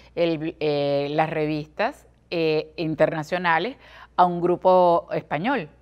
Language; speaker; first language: Spanish; native; Spanish